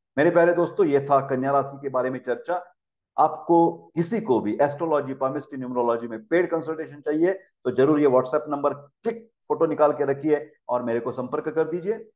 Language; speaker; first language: Hindi; non-native, local second language; Marathi